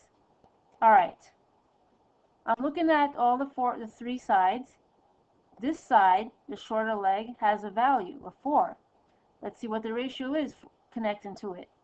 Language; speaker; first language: English; native; English